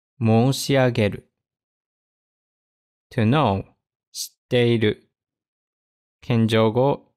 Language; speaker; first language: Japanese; native; Japanese